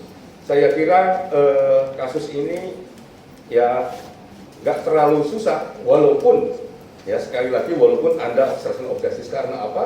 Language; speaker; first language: Indonesian; native; Indonesian